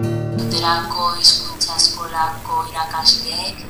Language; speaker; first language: Basque; non-native, learner; Spanish